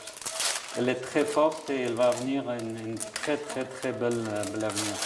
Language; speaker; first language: French; non-native, fluent; Persian